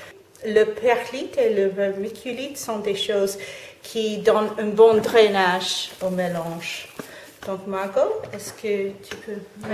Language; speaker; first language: French; non-native, learner; English